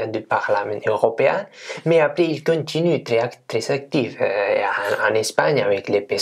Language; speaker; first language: French; non-native, fluent; Spanish